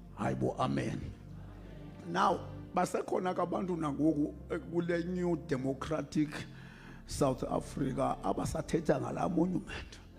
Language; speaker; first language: Zulu; non-native, local second language; Xhosa